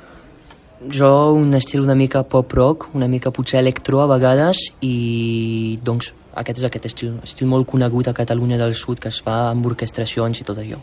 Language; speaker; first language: Catalan; non-native, local second language; French